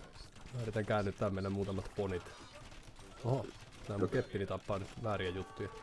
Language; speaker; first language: Finnish; native; Finnish